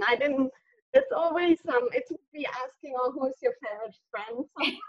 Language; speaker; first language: English; non-native, fluent; German